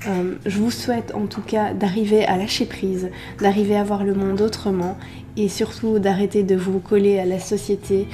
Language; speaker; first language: French; native; French